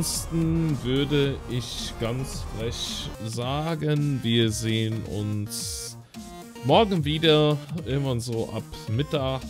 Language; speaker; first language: German; native; German